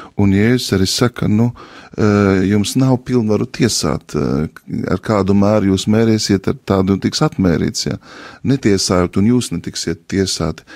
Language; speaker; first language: Latvian; native; Latvian